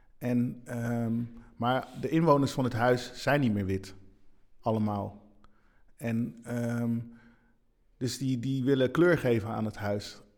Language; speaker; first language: Dutch; early bilingual, other home language; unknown